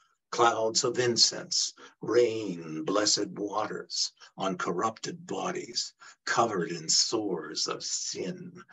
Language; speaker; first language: English; early bilingual, other home language; Italian